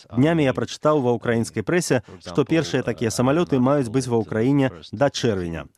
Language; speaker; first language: Belarusian; native; Belarusian